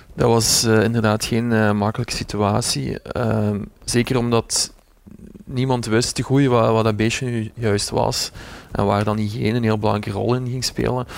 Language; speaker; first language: Dutch; native; Dutch